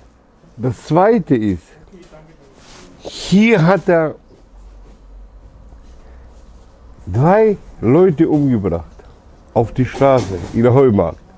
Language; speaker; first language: German; early bilingual, other home language; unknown